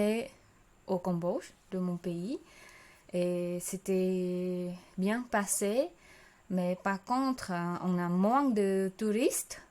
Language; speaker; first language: French; non-native, learner; Khmer